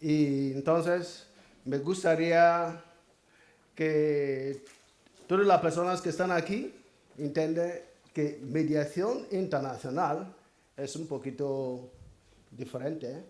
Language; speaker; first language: Spanish; non-native, fluent; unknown